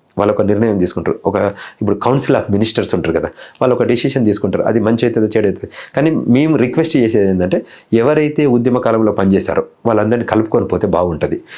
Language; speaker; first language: Telugu; native; Telugu